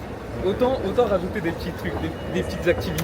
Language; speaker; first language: French; native; French